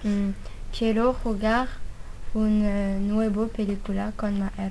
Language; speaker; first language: Spanish; non-native, learner; French